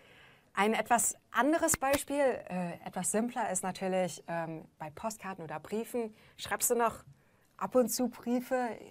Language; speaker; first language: German; native; German